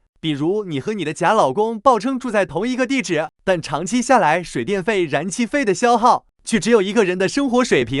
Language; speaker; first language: Chinese; native; Chinese